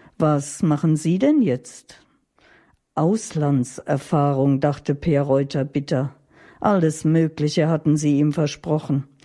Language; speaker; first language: German; native; German